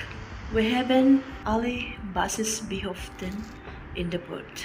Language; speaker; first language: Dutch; non-native, learner; Filipino